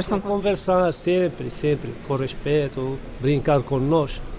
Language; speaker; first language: Portuguese; non-native, learner; Arabic